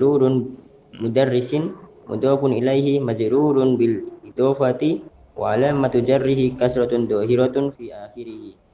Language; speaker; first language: Arabic; non-native, learner; Indonesian